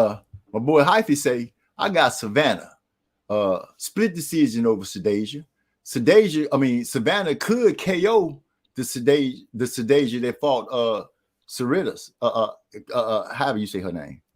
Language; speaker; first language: English; native; English